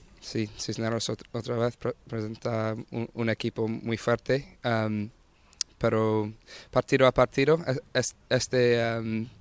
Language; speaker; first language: Spanish; non-native, learner; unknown